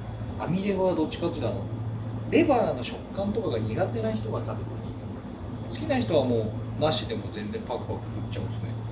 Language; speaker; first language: Japanese; native; Japanese